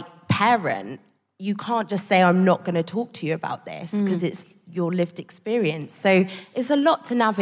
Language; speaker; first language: English; native; English